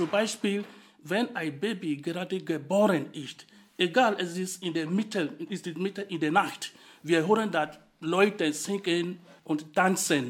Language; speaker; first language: German; non-native, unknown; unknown